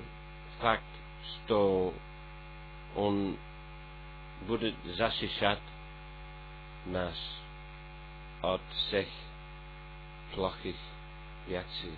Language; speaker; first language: Russian; non-native, fluent; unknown